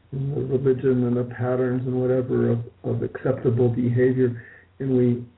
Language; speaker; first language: English; native; English